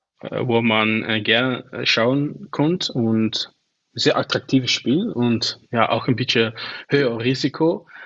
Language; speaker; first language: German; non-native, learner; Dutch